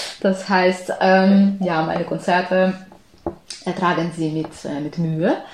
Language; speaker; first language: German; non-native, fluent; Ukrainian